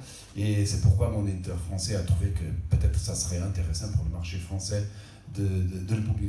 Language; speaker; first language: French; non-native, local second language; Portuguese